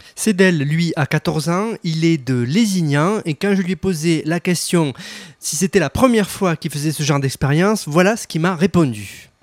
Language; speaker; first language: French; native; French